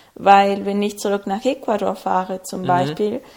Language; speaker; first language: German; non-native, fluent; Spanish